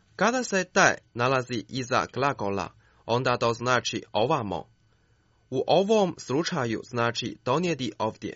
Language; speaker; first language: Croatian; non-native, fluent; Chinese